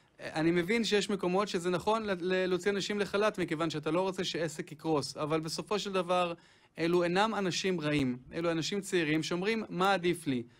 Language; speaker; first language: Hebrew; native; Hebrew